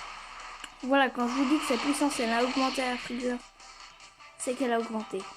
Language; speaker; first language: French; native; French